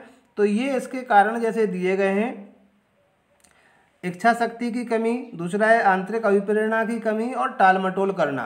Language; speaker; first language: Hindi; native; Hindi